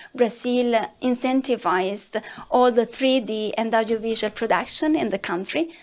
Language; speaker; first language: English; non-native, fluent; Italian